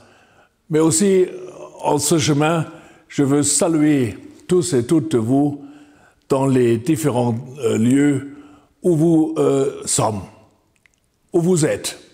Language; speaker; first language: French; non-native, fluent; German